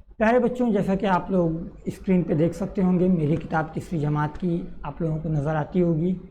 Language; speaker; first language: Urdu; native; Urdu